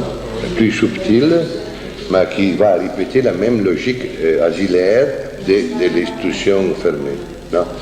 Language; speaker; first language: French; non-native, fluent; Italian